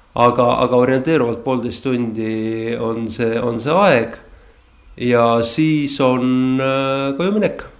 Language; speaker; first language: Estonian; native; Estonian